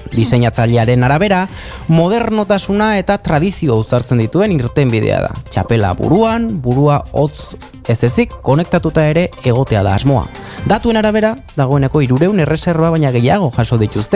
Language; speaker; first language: Basque; native; Basque